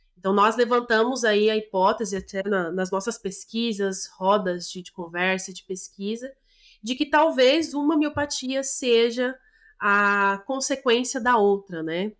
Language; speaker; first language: Portuguese; native; Portuguese